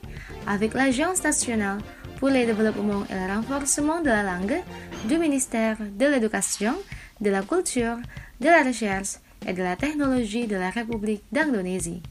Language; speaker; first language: French; non-native, fluent; Indonesian